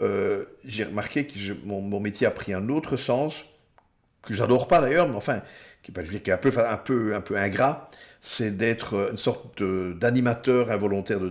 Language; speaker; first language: French; native; French